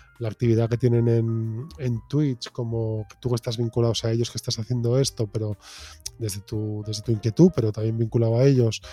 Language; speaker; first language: Spanish; native; Spanish